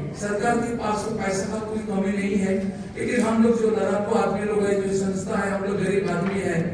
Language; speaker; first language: Hindi; non-native, local second language; Bodo